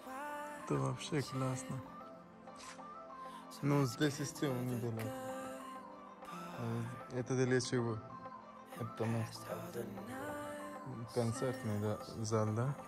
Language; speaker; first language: Russian; non-native, learner; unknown